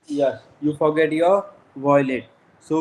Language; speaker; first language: English; non-native, local second language; Hindi